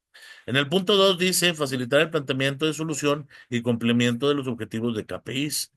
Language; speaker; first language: Spanish; native; Spanish